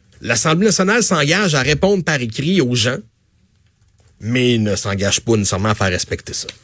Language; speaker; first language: French; native; French